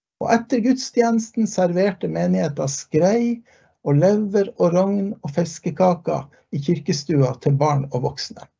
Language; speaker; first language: Norwegian; early bilingual, heritage; Norwegian